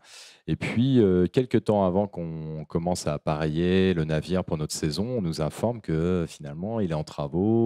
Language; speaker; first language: French; native; French